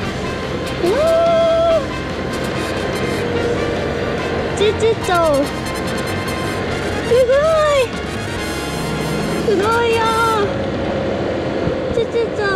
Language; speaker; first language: Chinese; non-native, fluent; Japanese